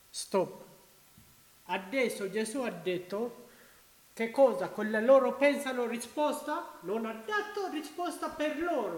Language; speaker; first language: Italian; non-native, learner; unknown